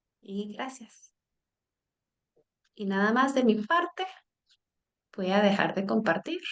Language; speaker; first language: Spanish; early bilingual, heritage; Spanish